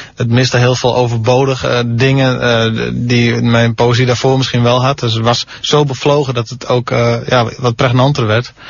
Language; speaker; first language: Dutch; non-native, local second language; Western Frisian